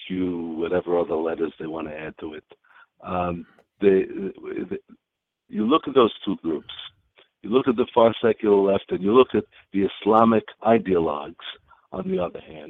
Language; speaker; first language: English; native; English